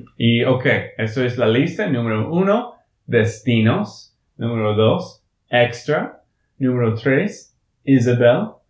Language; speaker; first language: Spanish; non-native, learner; English